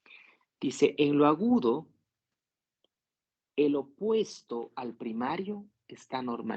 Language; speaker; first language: Spanish; native; Spanish